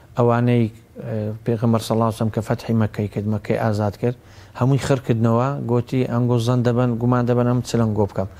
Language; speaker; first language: Central Kurdish; native; Central Kurdish